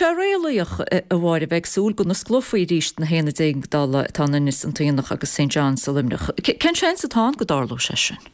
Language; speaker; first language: Irish; native; Irish